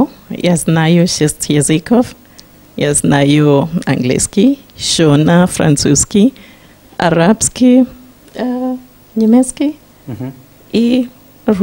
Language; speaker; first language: Russian; non-native, learner; Shona